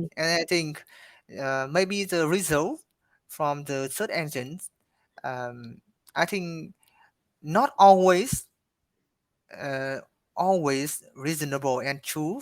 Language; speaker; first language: English; non-native, learner; Vietnamese